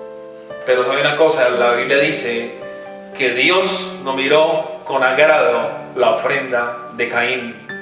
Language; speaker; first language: Spanish; native; Spanish